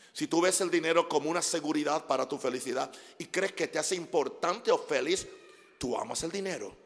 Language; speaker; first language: Spanish; non-native, fluent; English